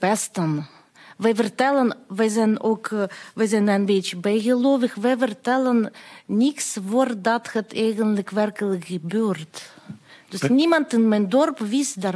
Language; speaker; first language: Dutch; non-native, fluent; Russian